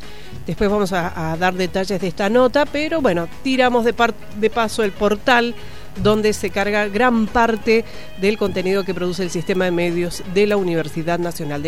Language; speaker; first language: Spanish; native; Spanish